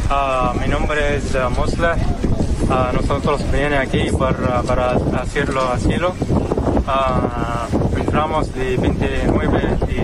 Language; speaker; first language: Spanish; non-native, learner; Arabic